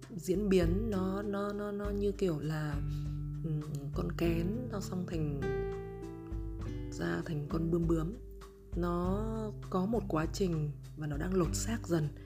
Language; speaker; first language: Vietnamese; native; Vietnamese